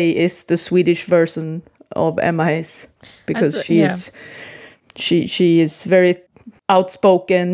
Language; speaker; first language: English; non-native, fluent; Swedish